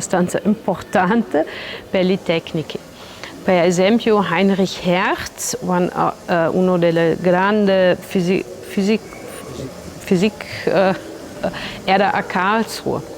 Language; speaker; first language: Italian; non-native, learner; German